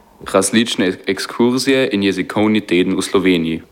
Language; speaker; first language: Slovenian; non-native, learner; German